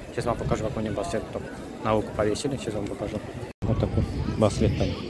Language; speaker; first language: Russian; non-native, local second language; Azerbaijani